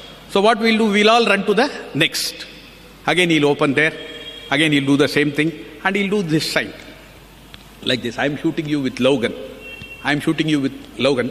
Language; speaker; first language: English; non-native, local second language; Tamil